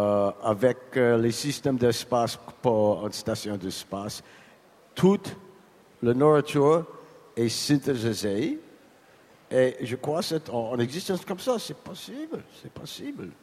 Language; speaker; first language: French; non-native, learner; English